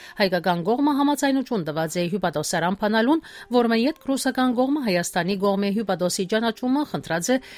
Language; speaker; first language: Armenian; early bilingual, heritage; Armenian